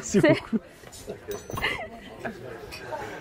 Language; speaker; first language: French; non-native, learner; Korean